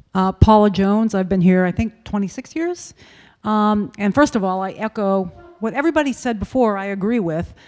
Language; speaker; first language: English; native; English